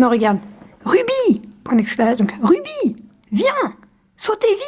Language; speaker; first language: French; native; French